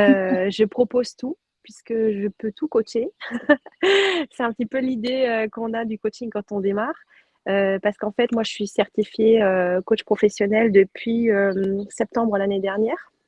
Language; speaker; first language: French; native; French